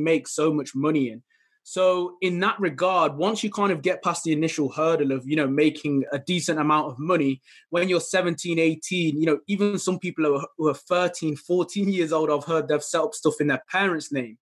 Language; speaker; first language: English; native; English